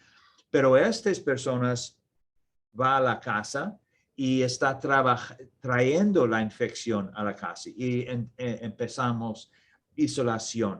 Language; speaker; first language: Spanish; non-native, learner; English